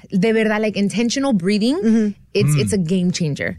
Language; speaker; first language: English; early bilingual, other home language; Spanish